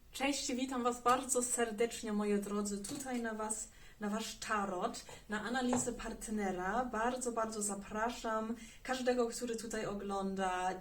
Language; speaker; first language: Polish; early bilingual, heritage; German